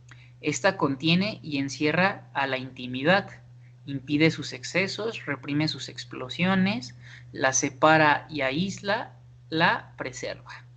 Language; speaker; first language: Spanish; native; Spanish